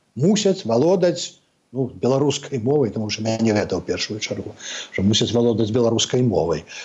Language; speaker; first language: Belarusian; native; Belarusian